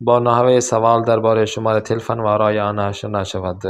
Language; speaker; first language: Persian; non-native, fluent; Urdu